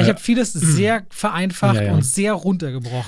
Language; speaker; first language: German; native; German